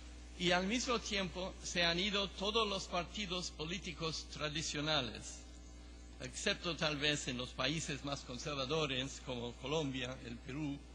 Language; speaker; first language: Spanish; non-native, fluent; English